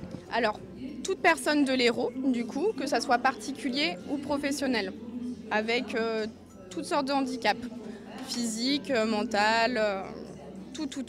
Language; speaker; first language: French; native; French